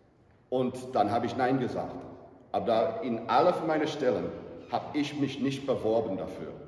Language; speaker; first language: German; non-native, fluent; English